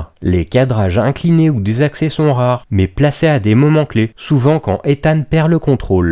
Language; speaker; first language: French; native; French